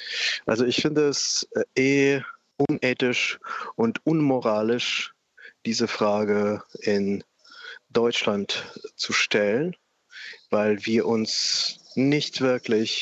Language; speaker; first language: German; non-native, fluent; Russian